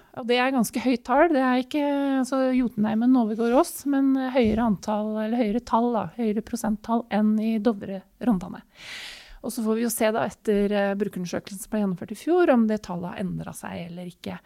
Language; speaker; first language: Norwegian; native; Norwegian